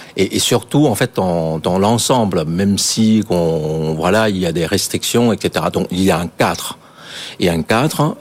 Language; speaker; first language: French; non-native, fluent; Chinese